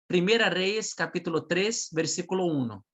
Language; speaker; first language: Spanish; non-native, fluent; Portuguese